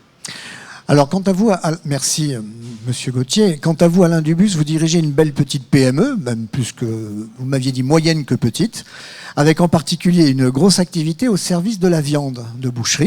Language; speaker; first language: French; native; French